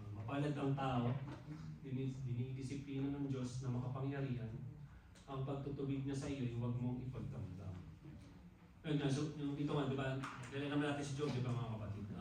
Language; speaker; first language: Filipino; non-native, local second language; Waray